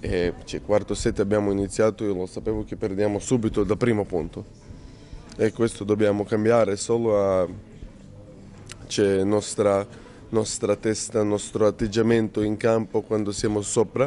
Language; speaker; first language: Italian; non-native, learner; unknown